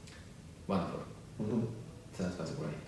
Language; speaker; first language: English; non-native, learner; Japanese